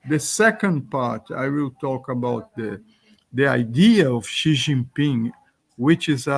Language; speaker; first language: English; non-native, fluent; Portuguese